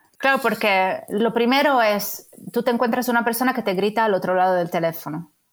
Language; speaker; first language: Spanish; non-native, fluent; Italian